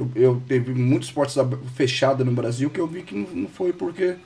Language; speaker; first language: Portuguese; native; Portuguese